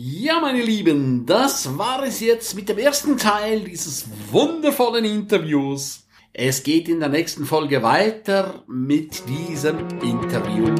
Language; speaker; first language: German; native; German